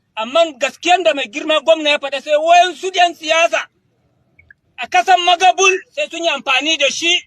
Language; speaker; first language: Hausa; non-native, local second language; Fula